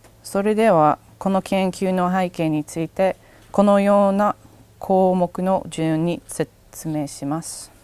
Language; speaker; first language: Japanese; non-native, learner; English